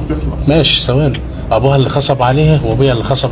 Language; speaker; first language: Arabic; native; Arabic